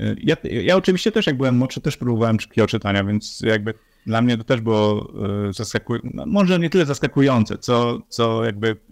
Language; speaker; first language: Polish; native; Polish